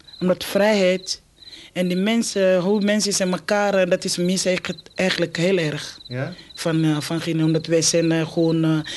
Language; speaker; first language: Dutch; non-native, fluent; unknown